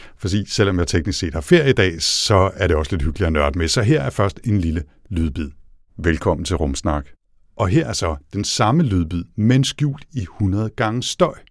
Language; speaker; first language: Danish; native; Danish